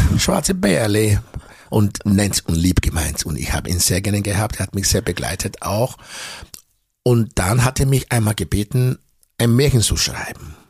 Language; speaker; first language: German; non-native, fluent; Bini